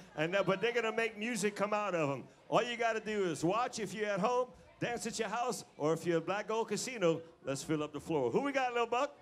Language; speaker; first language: English; early bilingual, other home language; French